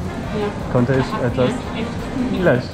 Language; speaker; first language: German; non-native, learner; Albanian